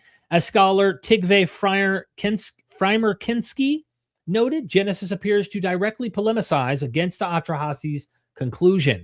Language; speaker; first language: English; native; English